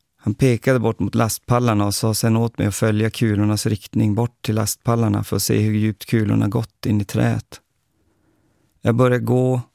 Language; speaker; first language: Swedish; native; Swedish